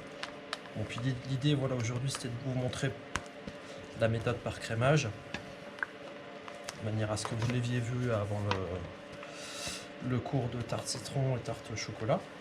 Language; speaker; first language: French; native; French